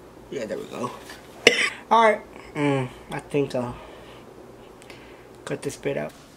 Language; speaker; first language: English; early bilingual, other home language; Spanish